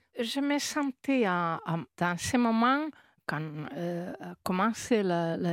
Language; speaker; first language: French; non-native, learner; Spanish